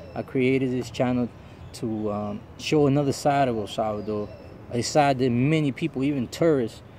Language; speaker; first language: English; early bilingual, other home language; Spanish